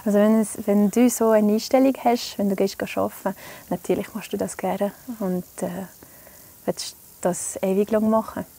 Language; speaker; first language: German; non-native, local second language; French